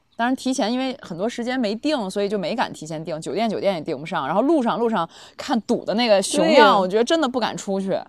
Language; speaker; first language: Chinese; native; Chinese